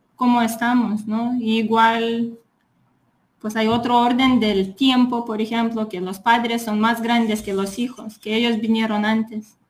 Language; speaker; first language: Spanish; non-native, fluent; Lithuanian